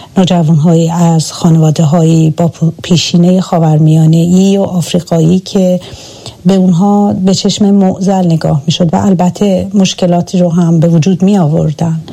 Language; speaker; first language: Persian; native; Persian